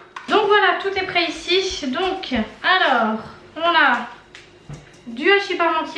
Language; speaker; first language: French; native; French